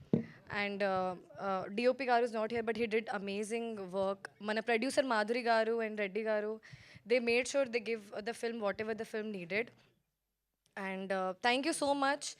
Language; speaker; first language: Telugu; non-native, fluent; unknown